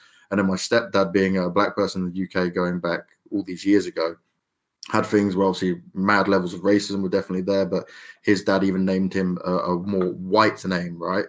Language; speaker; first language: English; native; English